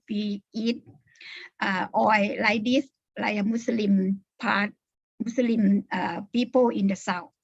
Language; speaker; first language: English; non-native, learner; Thai